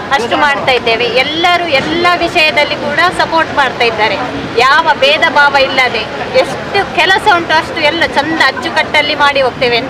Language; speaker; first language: Kannada; native; Kannada